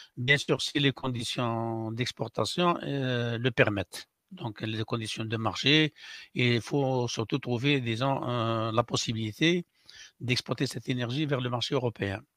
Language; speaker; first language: French; non-native, local second language; Arabic